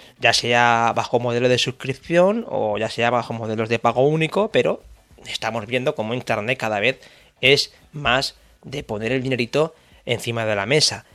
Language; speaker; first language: Spanish; native; Spanish